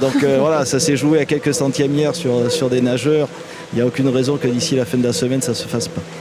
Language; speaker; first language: French; native; French